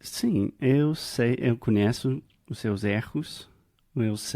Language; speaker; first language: Portuguese; non-native, fluent; English